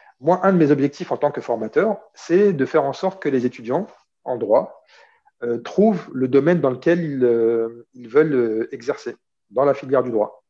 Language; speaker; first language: French; early bilingual, other home language; Arabic